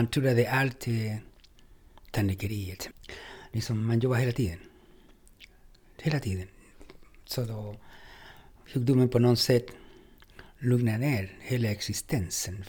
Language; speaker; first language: Swedish; non-native, fluent; Spanish